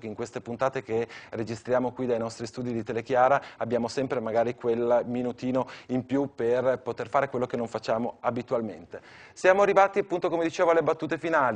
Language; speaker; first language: Italian; native; Italian